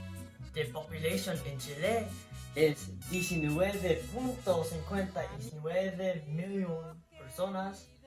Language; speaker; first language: Spanish; non-native, learner; English